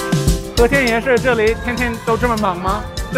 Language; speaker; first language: Chinese; non-native, fluent; English